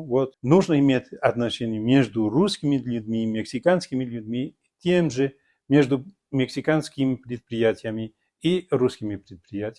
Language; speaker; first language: Russian; non-native, fluent; Spanish